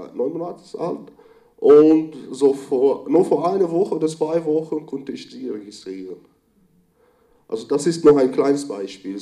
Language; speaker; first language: German; non-native, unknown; Arabic